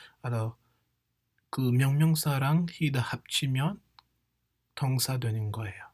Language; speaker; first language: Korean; non-native, fluent; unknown